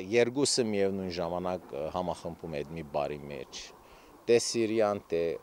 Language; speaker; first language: Armenian; early bilingual, heritage; Armenian